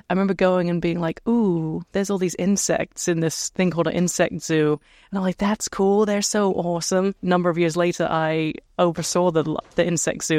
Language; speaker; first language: English; native; English